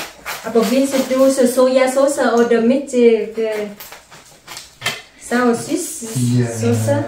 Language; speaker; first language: Vietnamese; native; Vietnamese